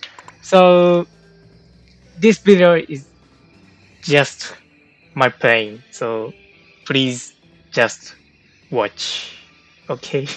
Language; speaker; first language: English; non-native, learner; Japanese